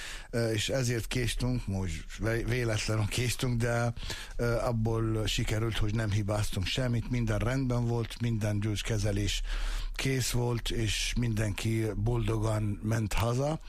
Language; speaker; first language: Hungarian; non-native, fluent; Arabic